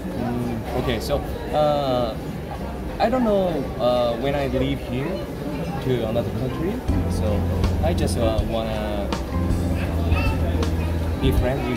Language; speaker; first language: English; non-native, learner; Korean